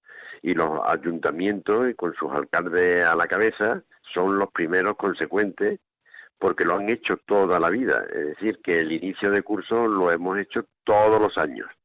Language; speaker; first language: Spanish; native; Spanish